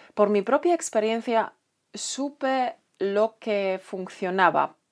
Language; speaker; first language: Spanish; non-native, fluent; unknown